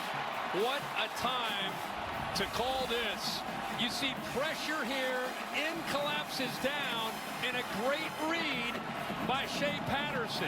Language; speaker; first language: English; native; English